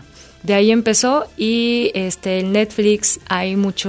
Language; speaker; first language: Spanish; non-native, fluent; Korean